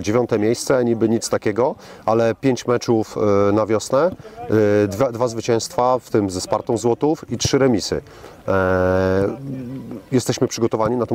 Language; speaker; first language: Polish; native; Polish